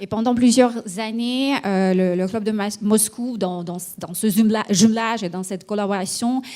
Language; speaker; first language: French; non-native, fluent; Russian